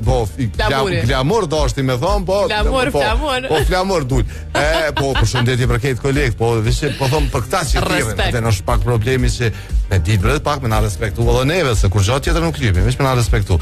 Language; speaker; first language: Albanian; native; Albanian